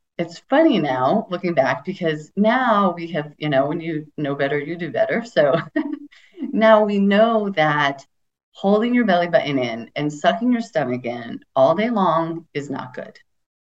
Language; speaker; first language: English; native; English